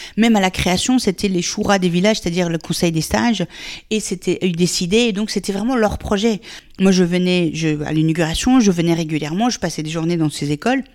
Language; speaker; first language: French; early bilingual, other home language; Persian